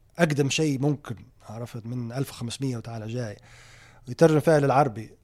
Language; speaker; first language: Arabic; native; Arabic